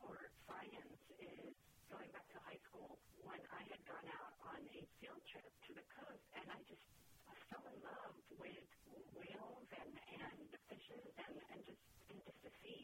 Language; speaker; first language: English; non-native, local second language; Filipino